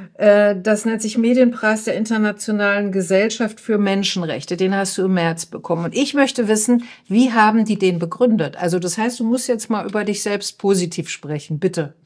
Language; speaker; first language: German; native; German